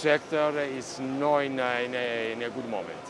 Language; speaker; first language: English; non-native, learner; Italian